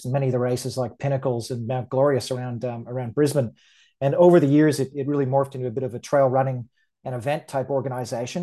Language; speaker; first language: English; native; English